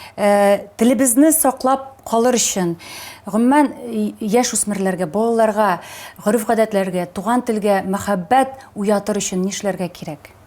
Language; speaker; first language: Tatar; native; Tatar